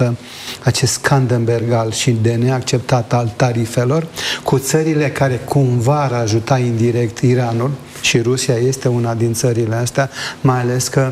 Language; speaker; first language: Romanian; native; Romanian